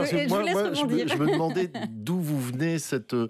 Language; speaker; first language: French; native; French